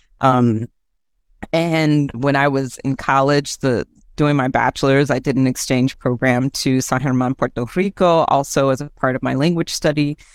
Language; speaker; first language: English; native; English